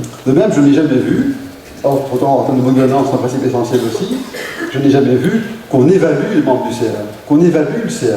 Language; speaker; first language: French; native; French